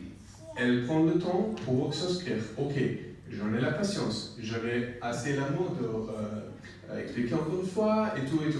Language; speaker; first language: French; non-native, learner; English